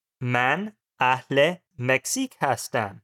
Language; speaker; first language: Persian; non-native, learner; English